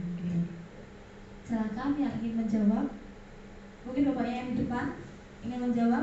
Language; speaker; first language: Indonesian; native; Indonesian